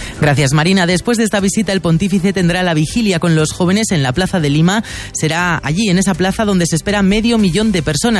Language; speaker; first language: Spanish; native; Spanish